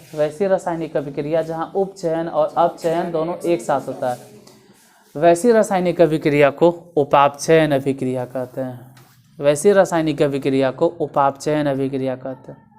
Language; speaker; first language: Hindi; native; Hindi